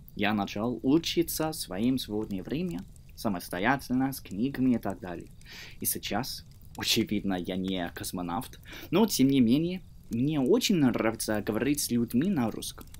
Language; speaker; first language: Russian; non-native, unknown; English